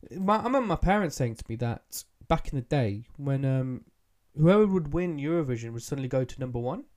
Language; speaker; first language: English; early bilingual, other home language; Hindi